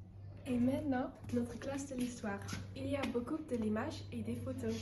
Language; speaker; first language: French; non-native, learner; Dutch